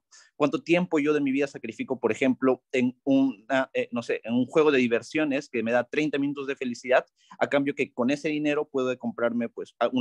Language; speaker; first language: Spanish; native; Spanish